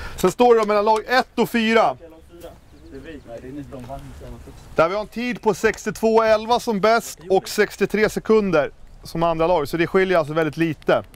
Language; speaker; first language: Swedish; native; Swedish